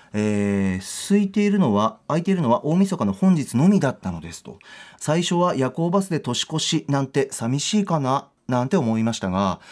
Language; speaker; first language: Japanese; native; Japanese